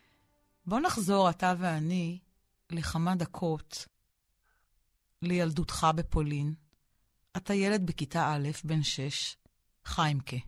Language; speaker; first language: Hebrew; native; Hebrew